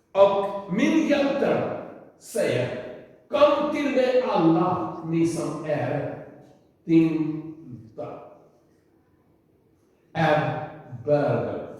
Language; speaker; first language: Swedish; non-native, learner; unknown